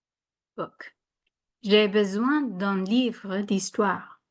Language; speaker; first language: French; non-native, fluent; English